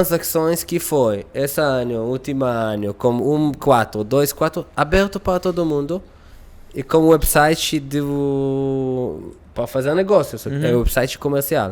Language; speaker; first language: Portuguese; non-native, learner; Hebrew